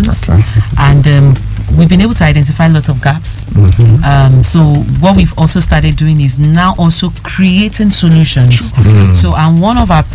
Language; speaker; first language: English; non-native, local second language; Yoruba